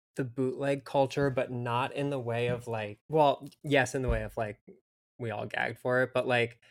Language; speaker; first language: English; native; English